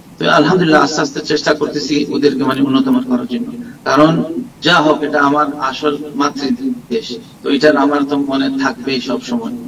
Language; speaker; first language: Bangla; early bilingual, heritage; Bangla